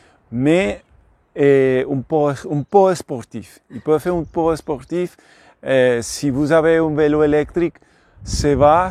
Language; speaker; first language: French; non-native, learner; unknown